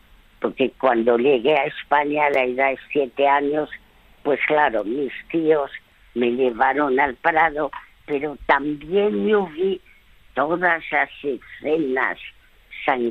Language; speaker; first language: Spanish; early bilingual, other home language; French